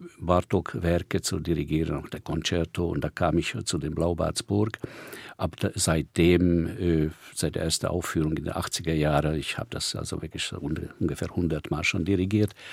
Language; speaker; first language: German; non-native, fluent; Hungarian